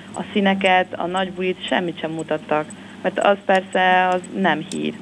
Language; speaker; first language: Hungarian; non-native, fluent; Spanish